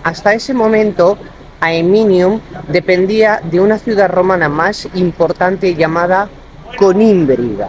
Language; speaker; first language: Spanish; native; Spanish